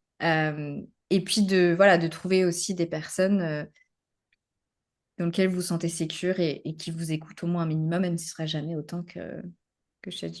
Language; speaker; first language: French; native; French